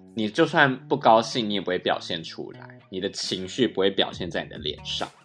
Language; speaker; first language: Chinese; native; Chinese